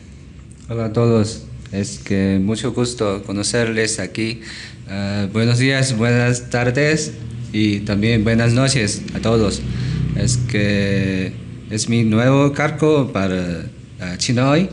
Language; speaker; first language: Spanish; non-native, learner; Chinese